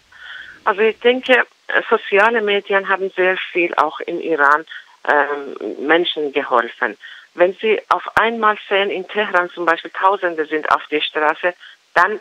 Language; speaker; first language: German; non-native, learner; Persian